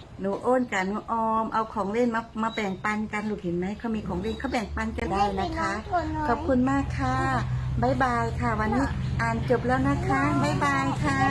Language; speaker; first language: Thai; native; Thai